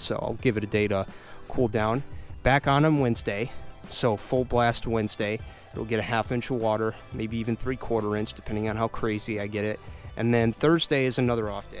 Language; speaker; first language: English; native; English